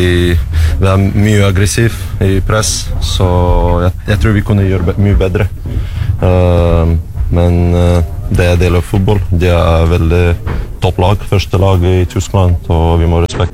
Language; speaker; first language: Norwegian; non-native, learner; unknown